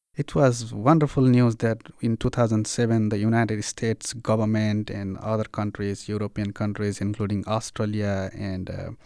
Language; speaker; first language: English; non-native, local second language; Nepali